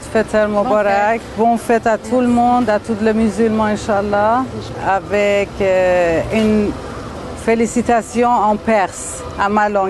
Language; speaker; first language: French; non-native, learner; Persian